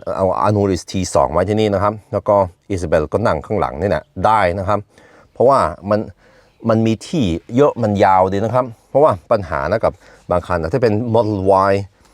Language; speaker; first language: Thai; non-native, fluent; Norwegian